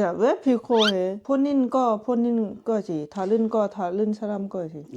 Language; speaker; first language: Korean; non-native, learner; Lao